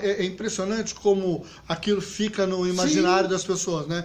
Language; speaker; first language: Portuguese; native; Portuguese